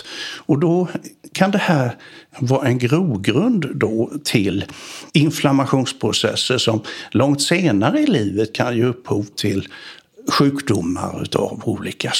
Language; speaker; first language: Swedish; native; Swedish